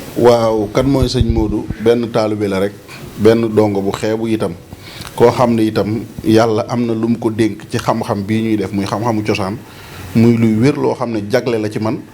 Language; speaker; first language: Wolof; non-native, local second language; Serer